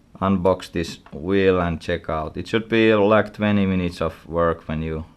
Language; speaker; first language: English; non-native, fluent; Finnish